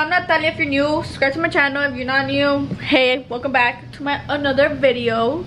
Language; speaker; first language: English; early bilingual, other home language; Spanish